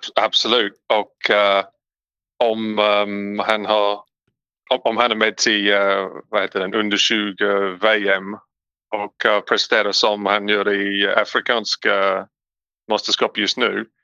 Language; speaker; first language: Swedish; non-native, learner; English